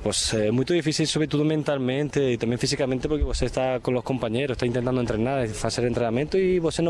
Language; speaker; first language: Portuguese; non-native, learner; Spanish